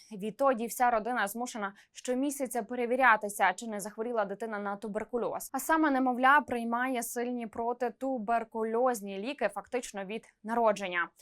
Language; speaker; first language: Ukrainian; native; Ukrainian